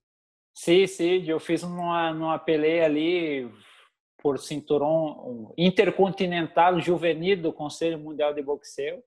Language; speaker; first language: Spanish; non-native, learner; Portuguese